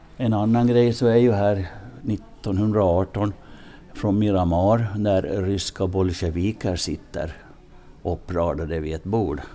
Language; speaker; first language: Swedish; native; Swedish